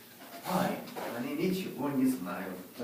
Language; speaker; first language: Russian; non-native, fluent; English